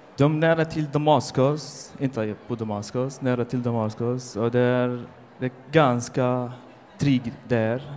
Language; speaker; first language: Swedish; non-native, learner; Arabic